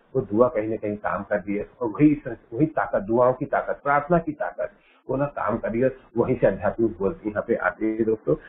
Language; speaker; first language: Hindi; native; Hindi